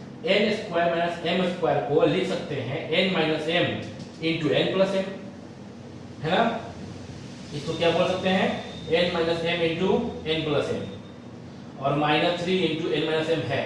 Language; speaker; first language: Hindi; native; Hindi